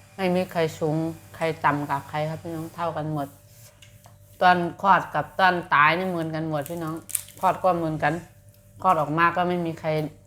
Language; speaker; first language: Thai; native; Thai